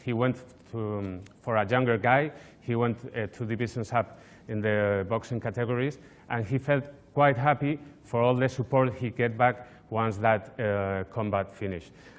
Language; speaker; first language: English; non-native, fluent; Spanish